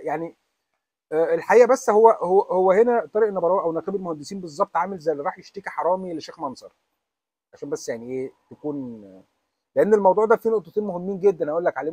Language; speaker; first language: Arabic; native; Arabic